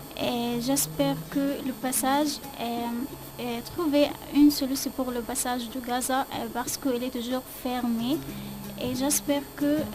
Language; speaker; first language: French; non-native, learner; Arabic